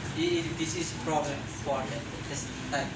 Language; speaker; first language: English; non-native, learner; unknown